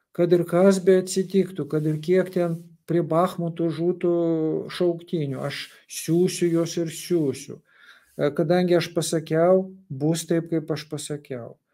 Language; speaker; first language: Lithuanian; non-native, local second language; Russian